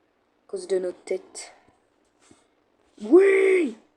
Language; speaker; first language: French; native; French